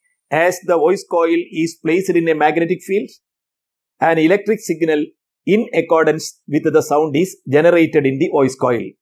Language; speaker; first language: English; non-native, local second language; Malayalam